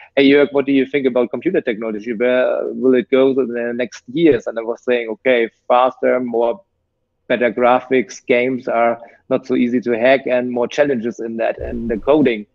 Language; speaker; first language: English; non-native, fluent; German